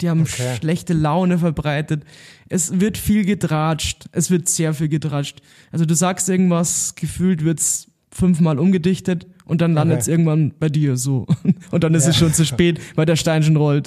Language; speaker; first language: German; native; German